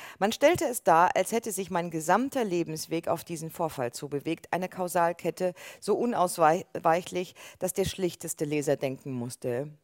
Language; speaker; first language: German; native; German